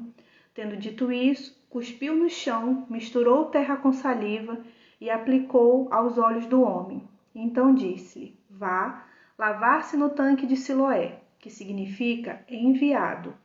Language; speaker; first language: Portuguese; native; Portuguese